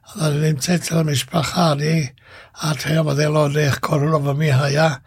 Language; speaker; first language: Hebrew; non-native, fluent; Hungarian